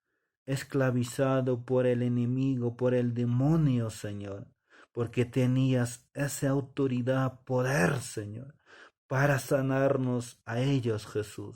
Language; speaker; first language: Spanish; non-native, local second language; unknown